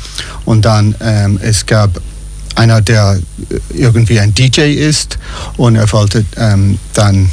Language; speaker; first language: German; non-native, fluent; English